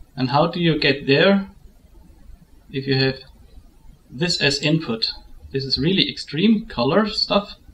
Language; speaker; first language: English; non-native, fluent; German